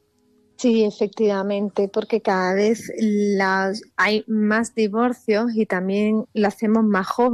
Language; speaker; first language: Spanish; native; Spanish